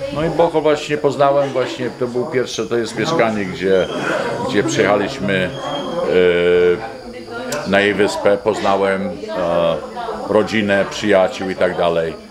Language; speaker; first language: Polish; early bilingual, heritage; Polish